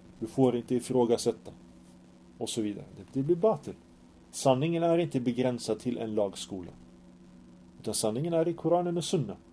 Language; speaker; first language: Swedish; early bilingual, other home language; Arabic